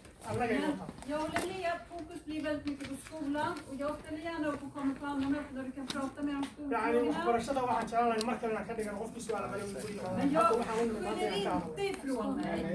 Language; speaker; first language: Swedish; native; Swedish